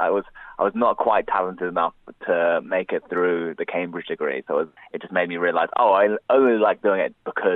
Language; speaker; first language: English; native; English